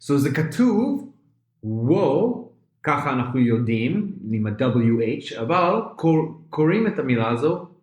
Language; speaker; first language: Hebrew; non-native, fluent; English